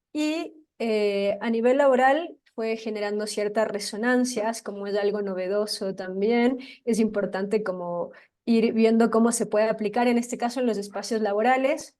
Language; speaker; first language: Spanish; native; Spanish